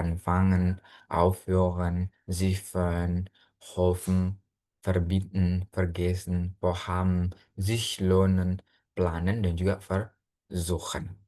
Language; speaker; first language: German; non-native, fluent; Indonesian